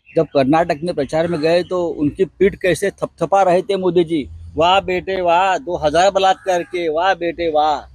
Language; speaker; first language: Hindi; non-native, local second language; Marathi